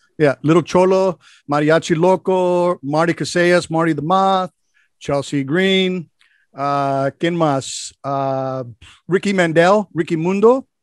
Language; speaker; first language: Spanish; non-native, learner; English